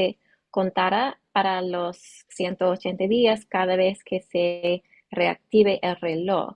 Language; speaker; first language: Spanish; non-native, learner; English